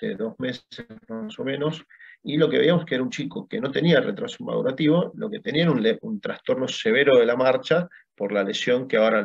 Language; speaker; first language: Spanish; native; Spanish